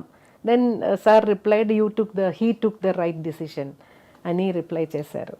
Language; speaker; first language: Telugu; non-native, fluent; Malayalam